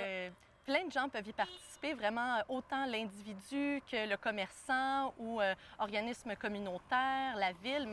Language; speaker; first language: French; native; French